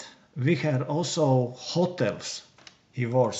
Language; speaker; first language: Swedish; non-native, learner; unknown